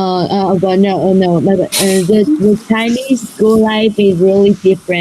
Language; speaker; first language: English; non-native, learner; Chinese